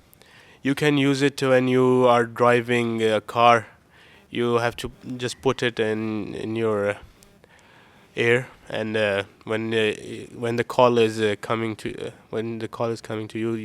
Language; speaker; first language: English; non-native, learner; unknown